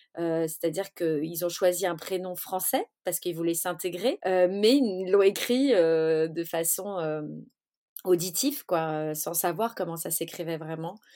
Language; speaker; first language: French; early bilingual, other home language; Portuguese